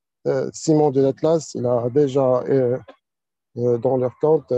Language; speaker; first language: French; non-native, local second language; Arabic